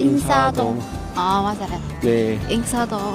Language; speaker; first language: Korean; non-native, learner; Vietnamese